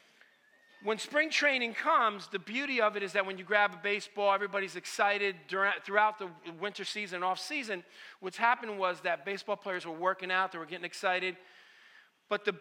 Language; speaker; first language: English; early bilingual, other home language; Italian